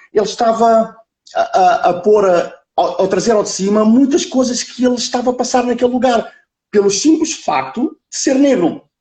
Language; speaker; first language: Portuguese; early bilingual, other home language; Kabuverdianu